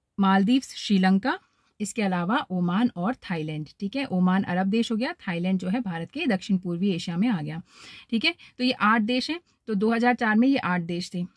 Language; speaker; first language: Hindi; native; Hindi